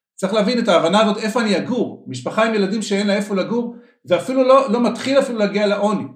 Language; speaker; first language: Hebrew; native; Hebrew